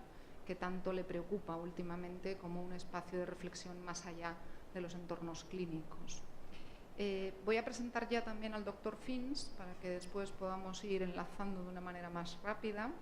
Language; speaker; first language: Spanish; native; Spanish